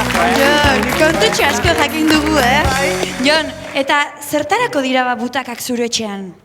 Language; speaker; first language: Basque; native; Basque